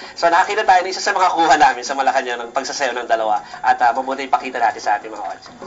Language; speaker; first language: Filipino; native; Filipino